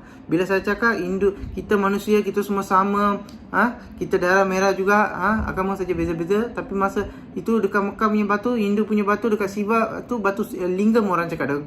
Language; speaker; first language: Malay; non-native, local second language; Tamil